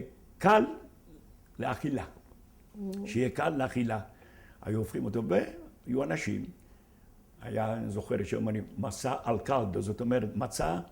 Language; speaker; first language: Hebrew; non-native, fluent; Ladino